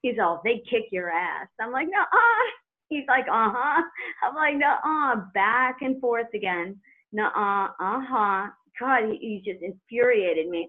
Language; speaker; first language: English; native; English